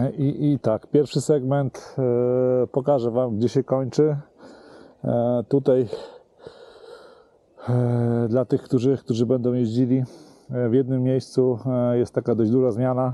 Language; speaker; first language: Polish; native; Polish